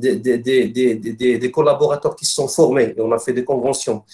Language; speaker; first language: French; non-native, local second language; Arabic